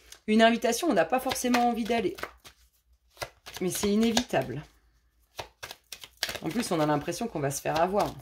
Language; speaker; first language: French; native; French